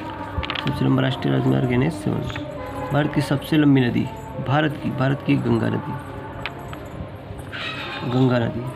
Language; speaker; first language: Hindi; native; Hindi